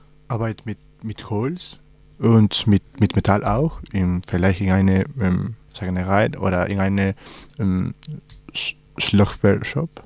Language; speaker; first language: German; non-native, learner; Spanish